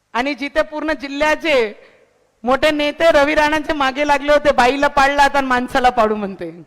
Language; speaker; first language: Marathi; non-native, local second language; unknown